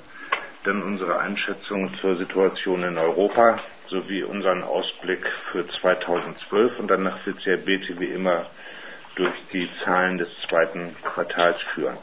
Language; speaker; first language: German; native; German